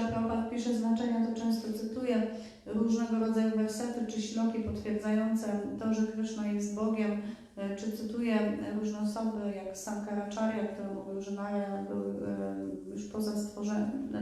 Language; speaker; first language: Polish; native; Polish